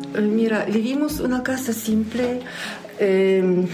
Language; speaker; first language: Spanish; non-native, learner; Ukrainian